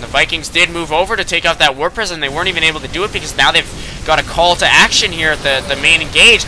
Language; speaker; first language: English; native; English